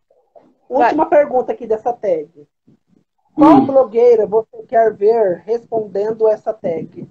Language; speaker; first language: Portuguese; native; Portuguese